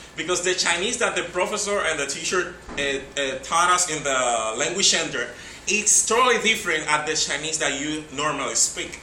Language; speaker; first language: English; non-native, fluent; Spanish